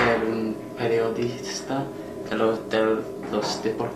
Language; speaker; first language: Spanish; non-native, learner; English